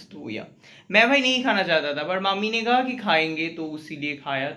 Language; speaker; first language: Hindi; non-native, local second language; Bangla